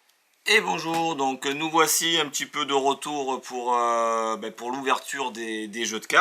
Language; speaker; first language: French; native; French